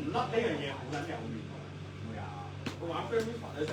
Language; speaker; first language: Cantonese; native; Cantonese